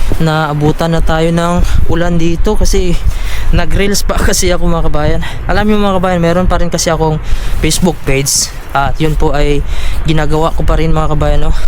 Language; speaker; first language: Filipino; non-native, local second language; Cebuano